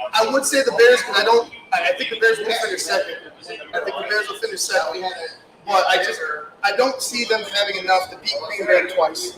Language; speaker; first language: English; native; English